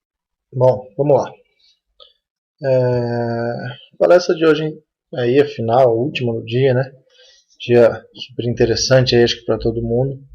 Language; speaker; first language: Portuguese; native; Portuguese